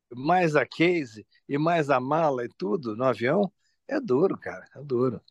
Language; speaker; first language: Portuguese; native; Portuguese